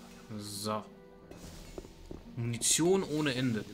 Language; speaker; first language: German; native; German